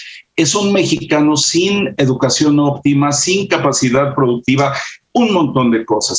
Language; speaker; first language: Spanish; native; Spanish